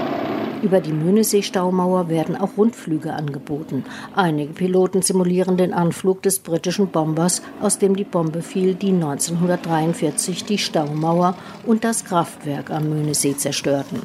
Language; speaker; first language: German; native; German